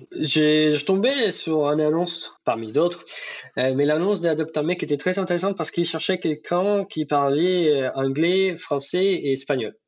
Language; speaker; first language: French; non-native, fluent; Spanish